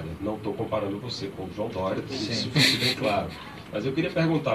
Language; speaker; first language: Portuguese; native; Portuguese